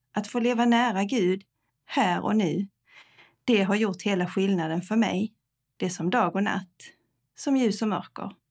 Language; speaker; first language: Swedish; native; Swedish